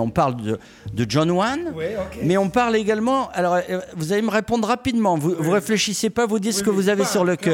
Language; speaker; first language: French; native; French